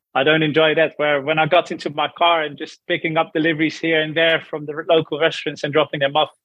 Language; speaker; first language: English; non-native, fluent; Dutch